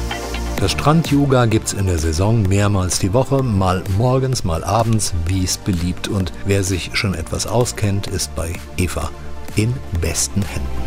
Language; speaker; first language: German; native; German